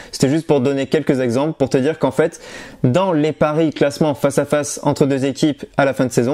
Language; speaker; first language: French; native; French